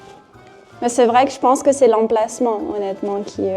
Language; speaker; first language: French; non-native, fluent; English